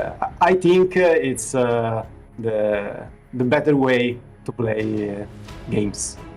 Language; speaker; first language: English; non-native, fluent; Italian